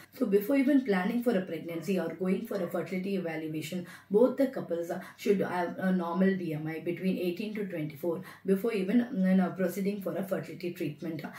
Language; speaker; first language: English; non-native, local second language; Tamil